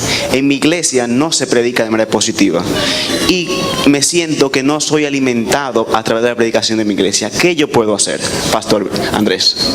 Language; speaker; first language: Spanish; native; Spanish